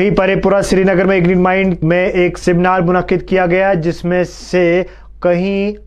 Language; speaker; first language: Urdu; non-native, local second language; Kashmiri